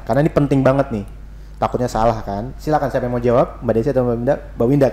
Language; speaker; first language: Indonesian; native; Indonesian